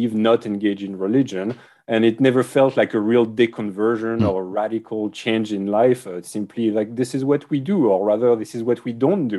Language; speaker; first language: English; non-native, fluent; French